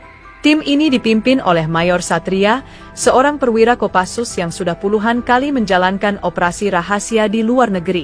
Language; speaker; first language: Indonesian; native; Indonesian